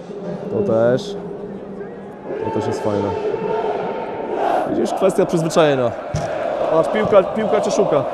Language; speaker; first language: Polish; native; Polish